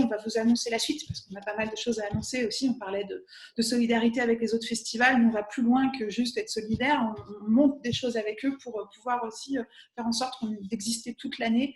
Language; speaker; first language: French; native; French